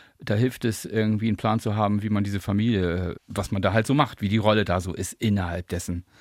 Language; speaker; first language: German; native; German